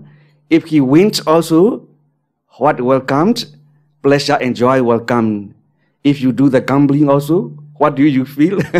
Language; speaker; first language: English; non-native, learner; Burmese